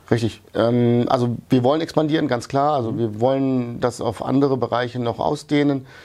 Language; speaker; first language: German; early bilingual, other home language; Hungarian